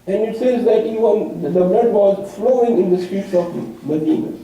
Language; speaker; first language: English; non-native, local second language; Urdu